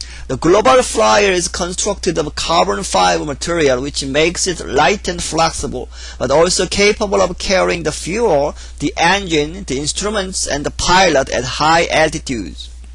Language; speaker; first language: English; non-native, fluent; Korean